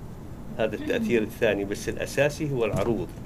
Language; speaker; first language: Arabic; native; Arabic